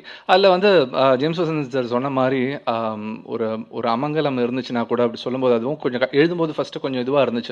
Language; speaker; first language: Tamil; native; Tamil